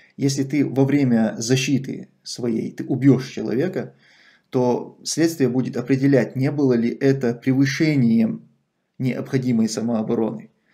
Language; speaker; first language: Russian; non-native, local second language; Chechen